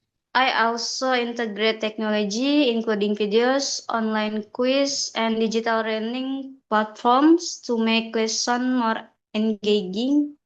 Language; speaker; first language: English; non-native, fluent; Indonesian